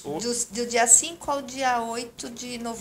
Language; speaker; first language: Portuguese; native; Portuguese